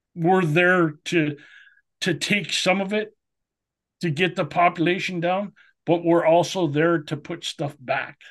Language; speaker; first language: English; native; English